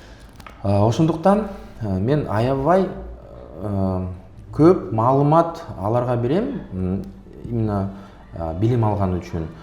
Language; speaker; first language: Kyrgyz; non-native, local second language; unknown